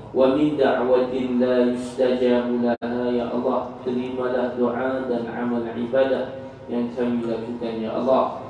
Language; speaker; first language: Malay; native; Malay